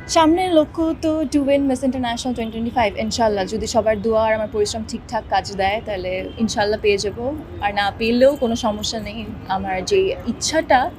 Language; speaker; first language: Bangla; native; Bangla